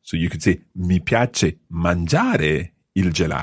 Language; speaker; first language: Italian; non-native, fluent; English